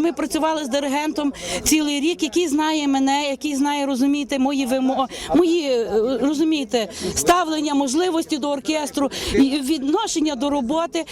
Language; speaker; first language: Ukrainian; native; Ukrainian